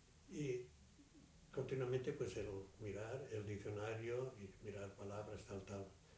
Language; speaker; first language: Spanish; native; Spanish